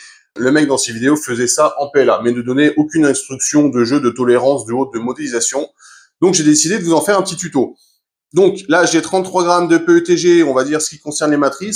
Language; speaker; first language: French; native; French